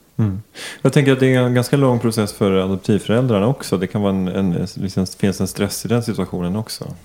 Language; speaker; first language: Swedish; native; Swedish